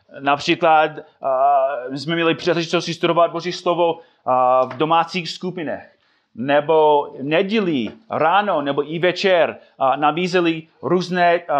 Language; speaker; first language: Czech; non-native, fluent; English